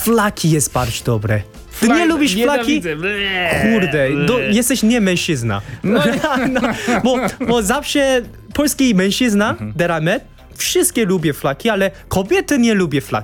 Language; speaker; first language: Polish; non-native, learner; Korean